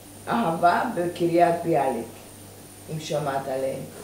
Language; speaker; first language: Hebrew; early bilingual, other home language; Persian